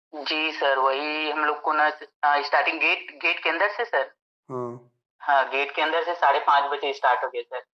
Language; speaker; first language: Hindi; native; Hindi